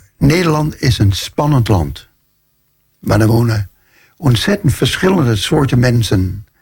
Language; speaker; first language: Dutch; non-native, fluent; Danish